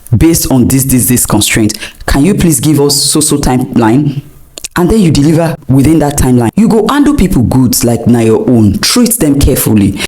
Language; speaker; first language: Nigerian Pidgin; non-native, local second language; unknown